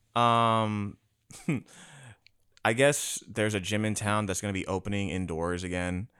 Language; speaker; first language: English; native; English